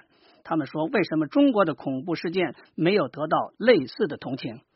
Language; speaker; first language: Chinese; native; Chinese